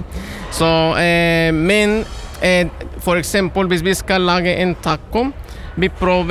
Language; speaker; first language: Norwegian; non-native, learner; Spanish